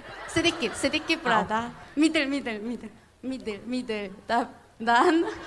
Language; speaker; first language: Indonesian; non-native, fluent; Korean